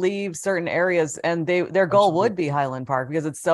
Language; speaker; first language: English; native; English